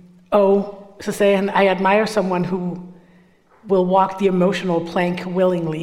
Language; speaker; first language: English; non-native, fluent; Danish